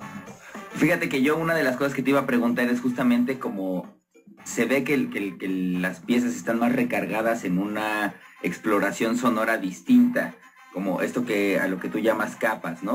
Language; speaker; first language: Spanish; native; Spanish